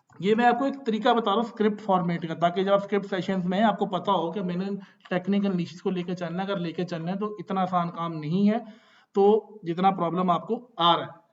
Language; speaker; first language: Urdu; non-native, local second language; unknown